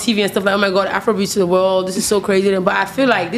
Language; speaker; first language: English; native; English